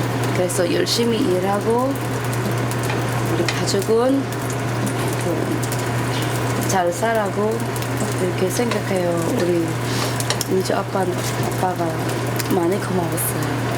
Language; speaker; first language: Korean; non-native, learner; Filipino